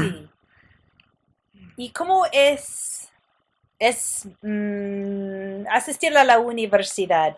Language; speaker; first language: Spanish; non-native, fluent; English